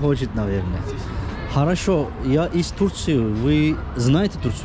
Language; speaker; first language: Russian; non-native, learner; Turkish